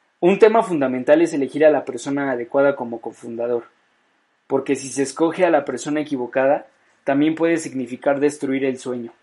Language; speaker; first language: Spanish; native; Spanish